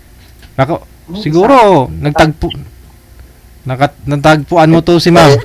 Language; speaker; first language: Filipino; native; Filipino